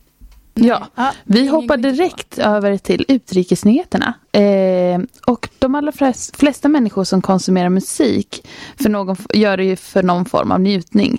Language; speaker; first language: Swedish; native; Swedish